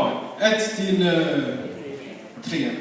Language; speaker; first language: Swedish; non-native, fluent; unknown